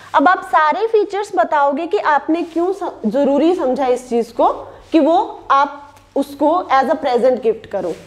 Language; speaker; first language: Hindi; native; Hindi